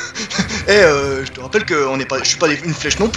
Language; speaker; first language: French; native; French